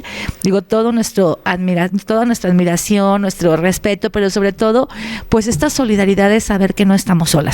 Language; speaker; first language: Spanish; native; Spanish